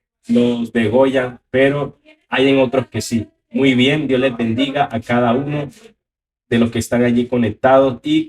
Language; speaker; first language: Spanish; native; Spanish